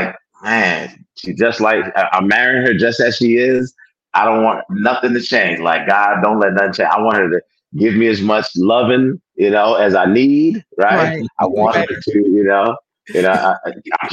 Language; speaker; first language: English; native; English